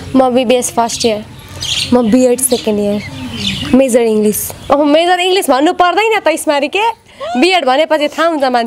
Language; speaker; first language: Nepali; native; Nepali